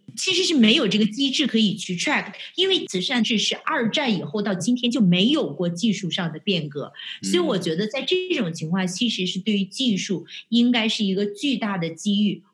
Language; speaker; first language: Chinese; native; Chinese